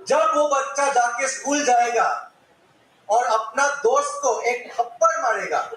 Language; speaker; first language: Hindi; non-native, local second language; Assamese